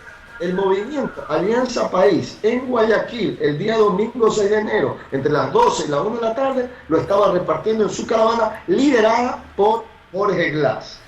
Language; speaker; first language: Spanish; native; Spanish